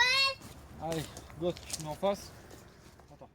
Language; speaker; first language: French; native; French